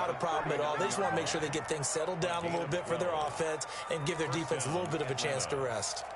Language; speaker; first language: English; native; English